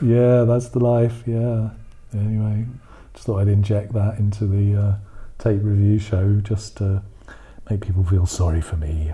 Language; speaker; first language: English; native; English